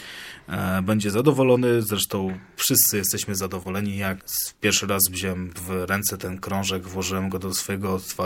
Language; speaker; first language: Polish; native; Polish